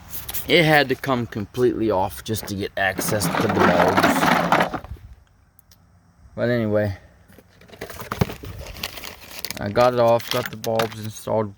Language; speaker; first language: English; native; English